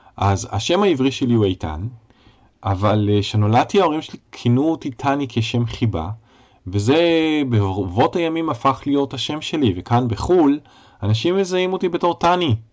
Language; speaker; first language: Hebrew; native; Hebrew